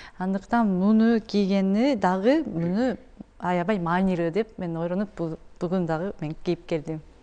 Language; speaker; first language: Kyrgyz; non-native, learner; Japanese